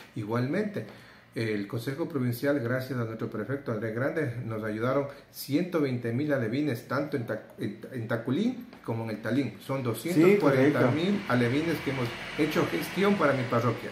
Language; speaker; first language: Spanish; native; Spanish